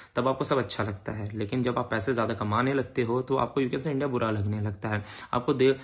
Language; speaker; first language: Hindi; native; Hindi